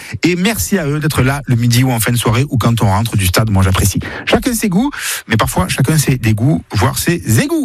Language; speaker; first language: French; native; French